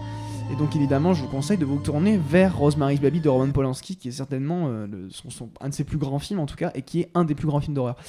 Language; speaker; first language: French; native; French